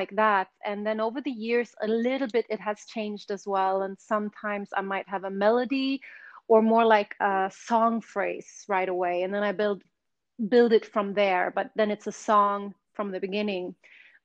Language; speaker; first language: English; non-native, fluent; Swedish